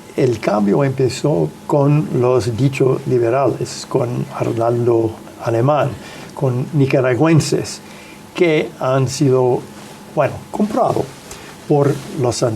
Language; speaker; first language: Spanish; non-native, fluent; English